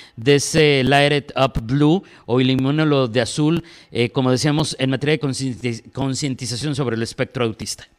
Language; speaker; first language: Spanish; native; Spanish